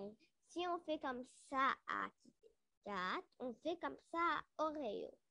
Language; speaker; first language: French; non-native, local second language; Arabic